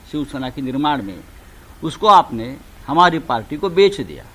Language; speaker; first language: Hindi; non-native, local second language; Marathi